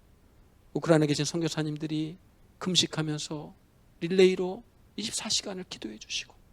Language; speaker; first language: Korean; native; Korean